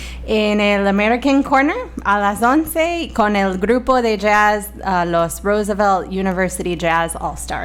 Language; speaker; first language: Spanish; non-native, fluent; English